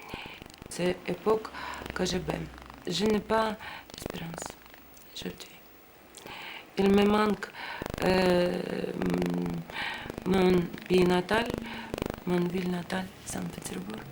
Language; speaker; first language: French; non-native, learner; Russian